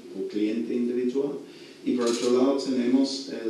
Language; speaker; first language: Spanish; non-native, fluent; English